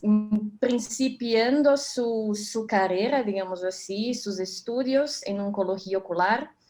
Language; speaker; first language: Spanish; non-native, fluent; Portuguese